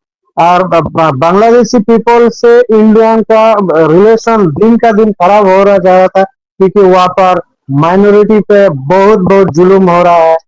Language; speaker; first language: Hindi; non-native, fluent; Bangla